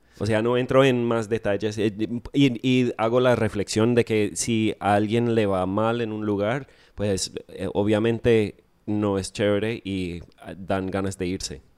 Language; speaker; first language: Spanish; non-native, fluent; English